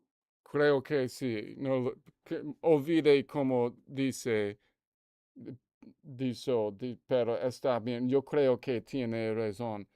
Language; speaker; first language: Spanish; non-native, learner; English